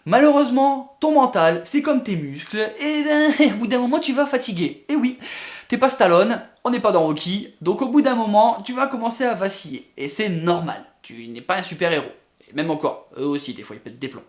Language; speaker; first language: French; native; French